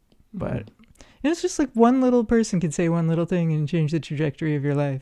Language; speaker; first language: English; native; English